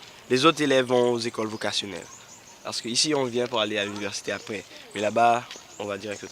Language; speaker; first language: French; non-native, local second language; Seselwa Creole French